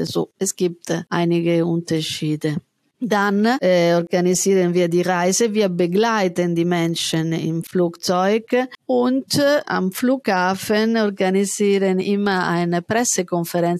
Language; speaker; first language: German; non-native, fluent; Italian